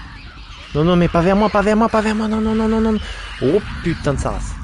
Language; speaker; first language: French; native; French